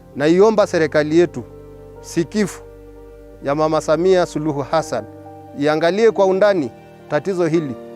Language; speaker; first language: Swahili; non-native, local second language; Masai